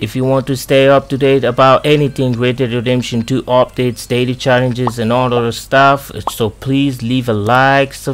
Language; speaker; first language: English; non-native, fluent; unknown